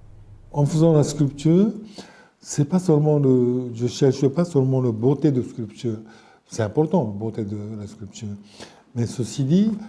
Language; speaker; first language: French; non-native, fluent; Japanese